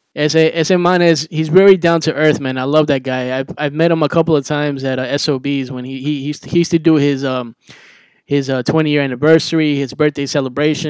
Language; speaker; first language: English; early bilingual, other home language; Spanish